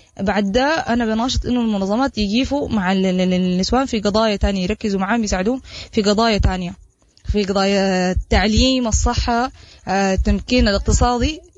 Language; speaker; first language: Arabic; native; Arabic